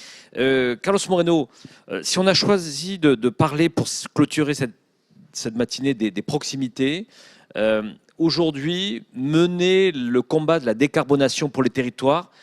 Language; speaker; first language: French; native; French